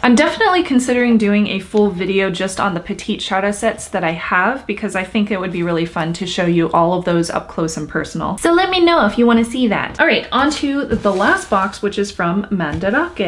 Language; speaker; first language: English; native; English